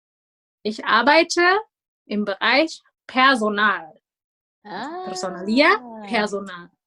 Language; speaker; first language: German; non-native, fluent; Indonesian